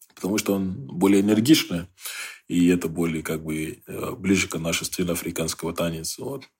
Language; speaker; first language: Russian; non-native, fluent; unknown